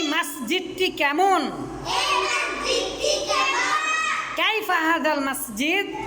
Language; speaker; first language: Arabic; non-native, fluent; Bangla